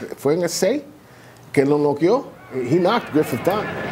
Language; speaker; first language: Spanish; early bilingual, heritage; Spanish